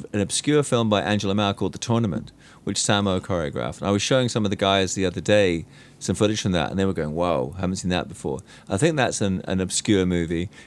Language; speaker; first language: English; native; English